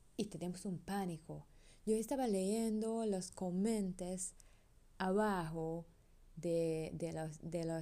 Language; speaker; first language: Spanish; non-native, learner; Hungarian